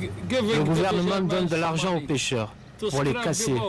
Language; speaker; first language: French; native; French